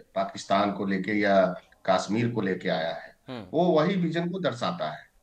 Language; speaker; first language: Hindi; native; Hindi